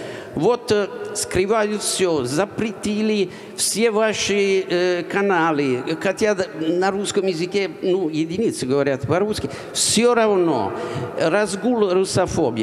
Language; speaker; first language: Russian; non-native, fluent; Italian